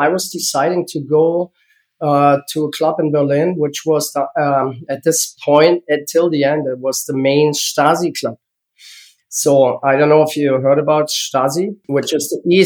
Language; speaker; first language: English; non-native, learner; German